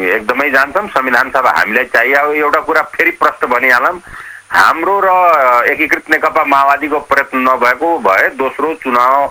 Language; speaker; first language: Nepali; non-native, local second language; Awadhi